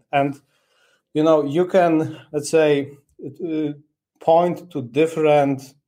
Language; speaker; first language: English; non-native, fluent; Polish